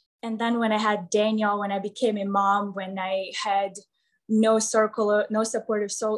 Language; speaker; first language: English; non-native, fluent; Ukrainian